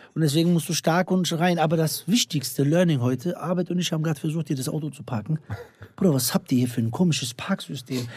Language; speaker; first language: German; early bilingual, other home language; Bosnian